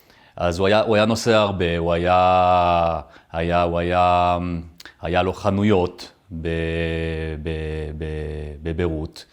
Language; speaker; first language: Hebrew; early bilingual, other home language; French